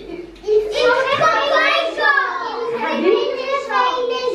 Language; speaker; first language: French; non-native, local second language; Arabic